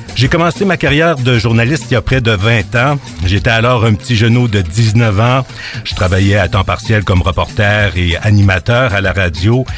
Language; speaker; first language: French; native; French